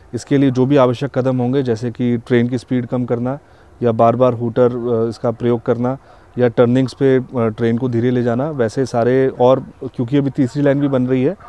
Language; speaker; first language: Hindi; native; Hindi